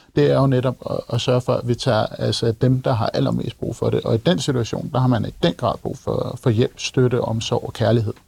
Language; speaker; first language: Danish; native; Danish